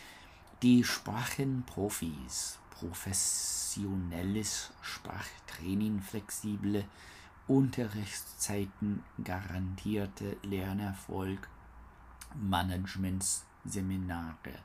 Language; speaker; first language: German; non-native, learner; English